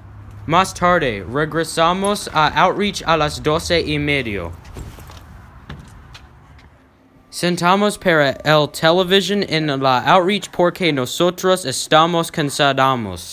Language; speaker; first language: Spanish; non-native, learner; English